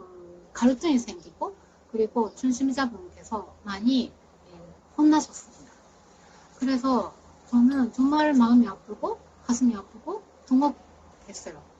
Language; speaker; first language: Korean; non-native, fluent; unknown